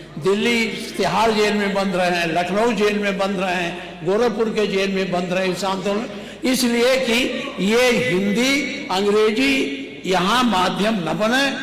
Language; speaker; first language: Hindi; native; Hindi